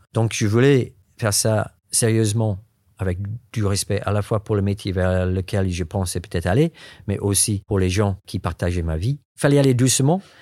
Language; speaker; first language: French; non-native, fluent; English